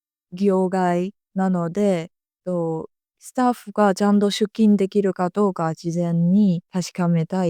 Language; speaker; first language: Japanese; non-native, fluent; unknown